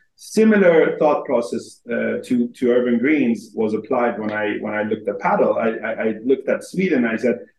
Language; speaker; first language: English; non-native, fluent; Persian